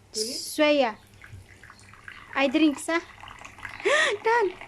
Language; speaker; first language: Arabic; non-native, learner; Amharic